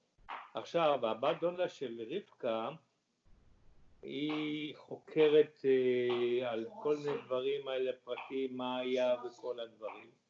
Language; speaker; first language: Hebrew; early bilingual, other home language; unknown